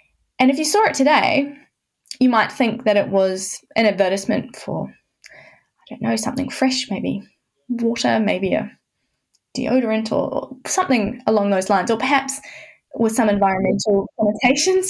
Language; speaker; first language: English; native; English